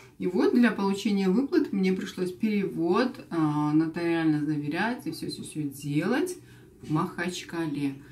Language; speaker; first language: Russian; native; Russian